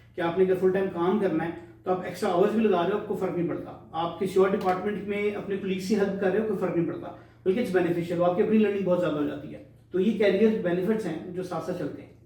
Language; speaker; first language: Urdu; early bilingual, heritage; Urdu